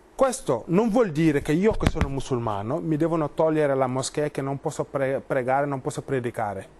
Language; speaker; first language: Italian; non-native, fluent; Wolof